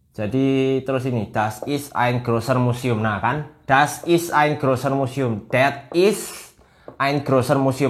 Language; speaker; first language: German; non-native, learner; Indonesian